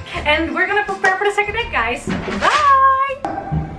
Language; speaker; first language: English; non-native, fluent; Dutch